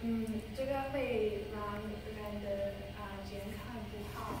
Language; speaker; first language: Chinese; non-native, learner; English